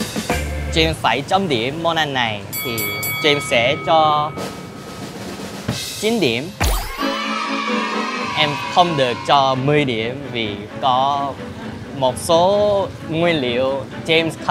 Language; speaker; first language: Vietnamese; early bilingual, other home language; Korean